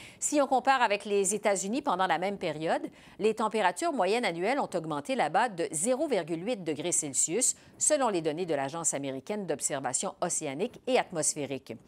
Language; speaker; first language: French; native; French